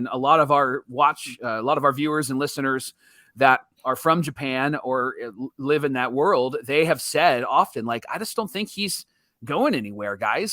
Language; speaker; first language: English; native; English